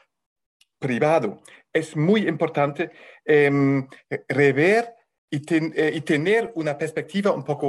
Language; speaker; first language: Spanish; non-native, fluent; German